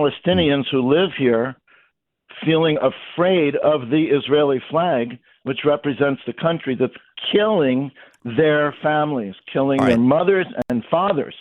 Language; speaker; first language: English; native; English